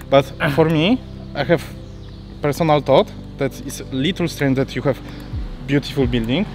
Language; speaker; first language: English; non-native, learner; Polish